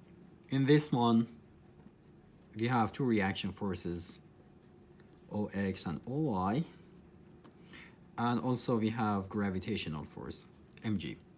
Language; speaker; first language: English; non-native, fluent; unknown